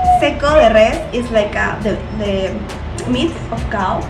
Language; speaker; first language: English; non-native, learner; Spanish